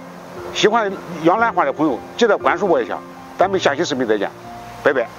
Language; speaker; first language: Chinese; native; Chinese